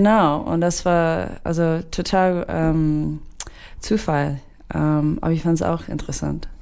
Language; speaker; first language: German; non-native, fluent; English